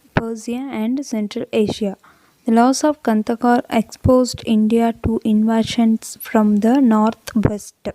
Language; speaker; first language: English; non-native, local second language; Tamil